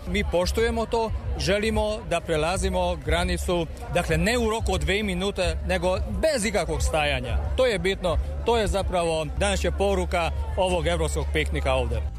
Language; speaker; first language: Serbian; non-native, fluent; Hungarian